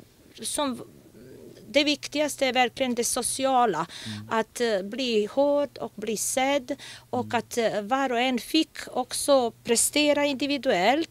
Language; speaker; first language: Swedish; non-native, fluent; Bosnian